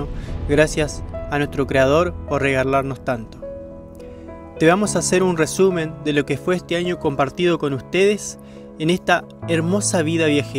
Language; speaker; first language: Spanish; native; Spanish